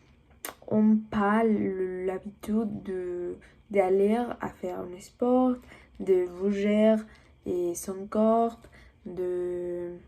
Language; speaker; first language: French; non-native, learner; Spanish